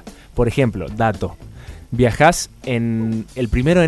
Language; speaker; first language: Spanish; native; Spanish